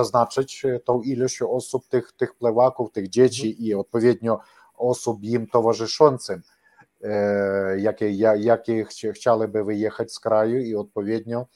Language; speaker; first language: Polish; non-native, learner; Ukrainian